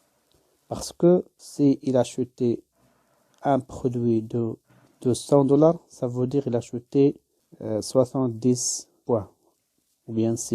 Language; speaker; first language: French; non-native, learner; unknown